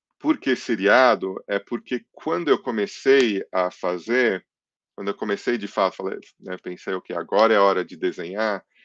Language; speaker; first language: Portuguese; early bilingual, other home language; English